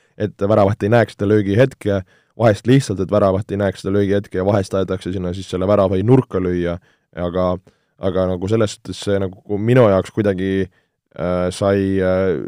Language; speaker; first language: Estonian; native; Estonian